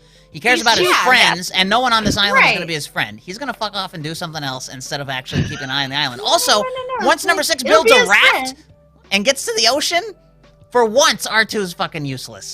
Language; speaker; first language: English; native; English